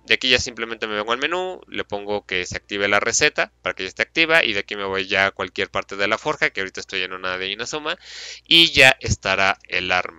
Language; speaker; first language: Spanish; native; Spanish